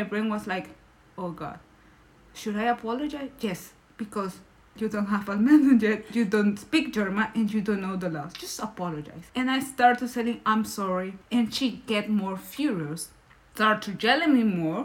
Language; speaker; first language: English; non-native, learner; Spanish